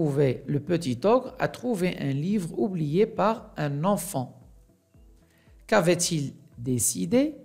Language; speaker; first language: French; non-native, local second language; Arabic